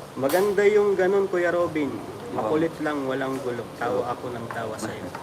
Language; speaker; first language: Filipino; native; Filipino